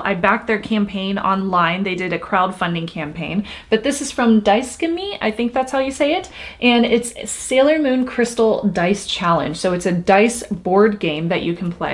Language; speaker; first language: English; native; English